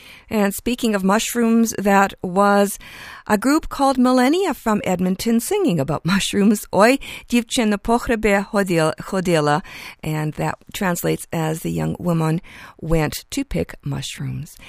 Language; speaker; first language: English; early bilingual, other home language; Ukrainian